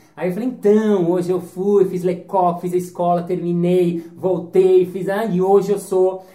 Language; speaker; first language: Portuguese; native; Portuguese